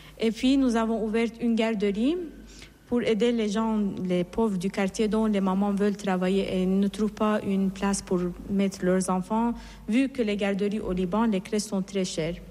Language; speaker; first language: French; non-native, fluent; Persian